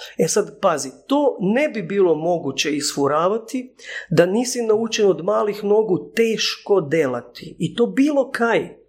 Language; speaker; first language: Croatian; native; Croatian